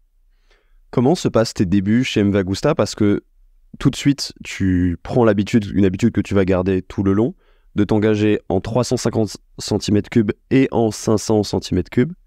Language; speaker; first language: French; native; French